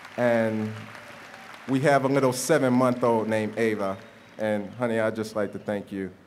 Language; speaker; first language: English; native; English